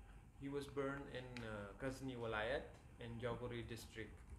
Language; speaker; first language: English; non-native, fluent; Hazaragi